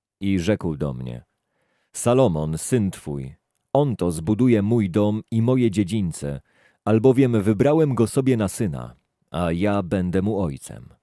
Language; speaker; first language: Polish; native; Polish